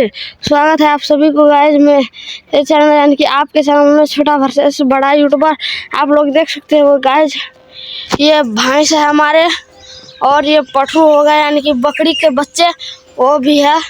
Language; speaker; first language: Hindi; non-native, local second language; Maithili